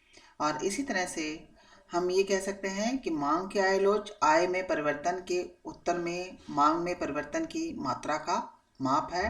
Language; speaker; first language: Hindi; native; Hindi